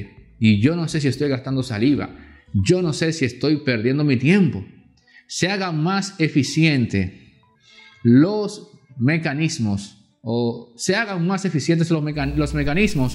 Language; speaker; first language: Spanish; native; Spanish